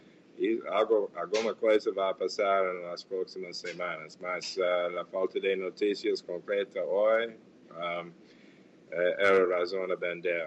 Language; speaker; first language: Portuguese; non-native, fluent; English